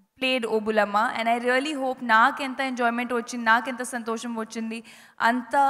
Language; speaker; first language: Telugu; non-native, local second language; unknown